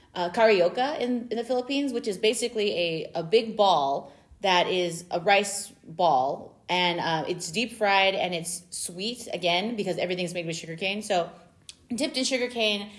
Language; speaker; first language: English; native; English